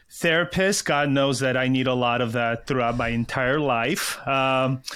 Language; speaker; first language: English; early bilingual, other home language; Korean